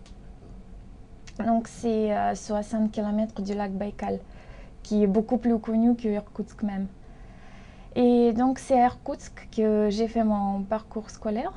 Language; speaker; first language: French; non-native, fluent; Russian